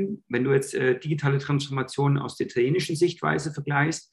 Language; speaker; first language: German; native; German